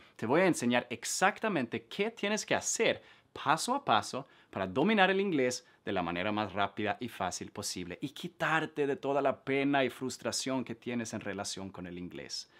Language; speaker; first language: Spanish; non-native, fluent; Swedish